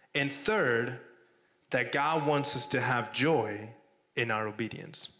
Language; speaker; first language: English; non-native, fluent; Spanish